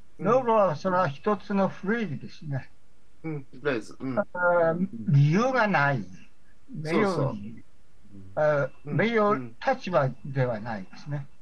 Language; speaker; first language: Japanese; non-native, fluent; Chinese